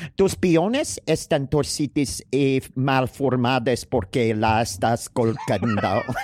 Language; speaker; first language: Spanish; non-native, learner; English